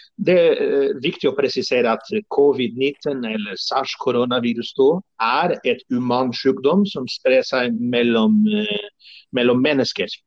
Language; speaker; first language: Norwegian; non-native, fluent; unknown